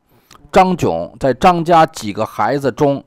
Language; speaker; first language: Chinese; native; Chinese